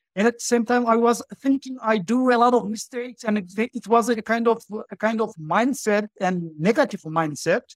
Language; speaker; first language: English; non-native, fluent; Turkish